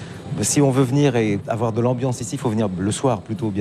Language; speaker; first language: French; native; French